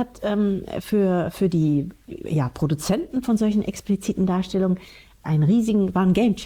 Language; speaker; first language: German; native; German